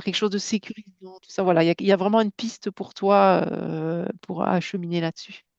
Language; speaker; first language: French; native; French